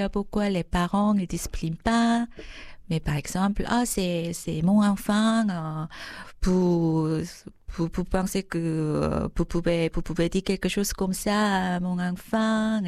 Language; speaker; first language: French; non-native, fluent; Korean